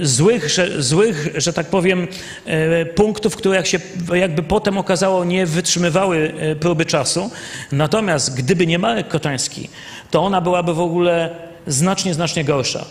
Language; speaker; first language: Polish; native; Polish